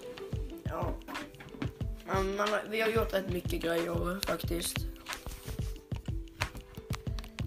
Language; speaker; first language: Swedish; native; Swedish